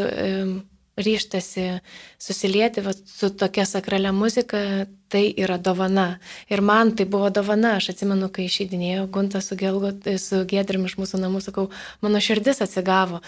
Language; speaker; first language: Lithuanian; native; Lithuanian